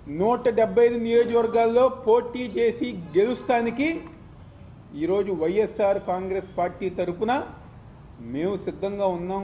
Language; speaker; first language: Telugu; native; Telugu